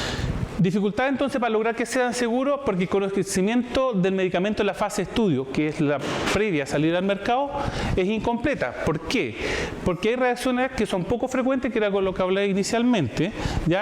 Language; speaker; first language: Spanish; native; Spanish